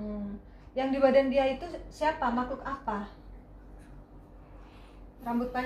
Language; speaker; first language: Indonesian; native; Indonesian